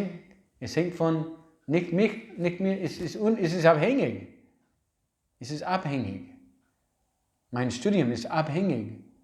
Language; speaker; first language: German; non-native, learner; English